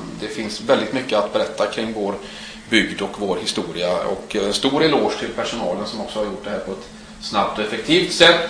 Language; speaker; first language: Swedish; native; Swedish